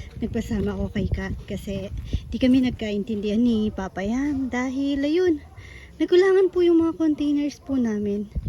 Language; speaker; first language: Filipino; native; Filipino